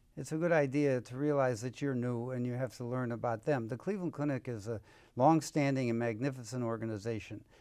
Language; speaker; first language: English; native; English